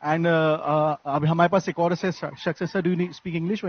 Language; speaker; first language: Hindi; native; Hindi